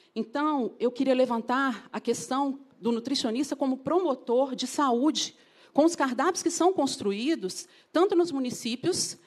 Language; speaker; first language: Portuguese; native; Portuguese